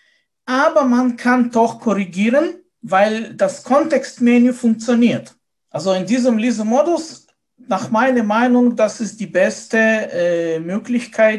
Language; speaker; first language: German; non-native, fluent; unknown